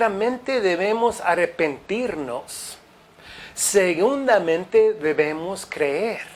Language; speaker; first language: Spanish; non-native, fluent; English